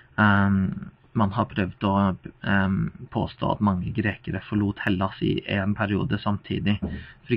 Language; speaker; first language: Norwegian; non-native, fluent; English